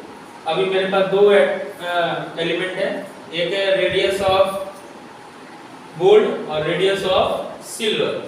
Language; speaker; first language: Hindi; native; Hindi